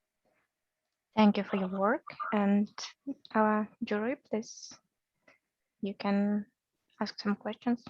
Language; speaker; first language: English; non-native, fluent; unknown